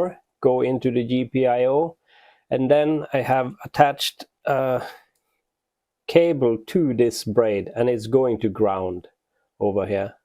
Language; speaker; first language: English; non-native, fluent; Norwegian